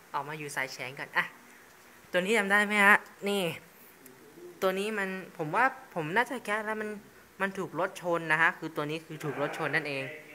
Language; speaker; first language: Thai; native; Thai